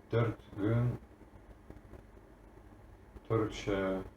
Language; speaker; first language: Turkish; non-native, learner; English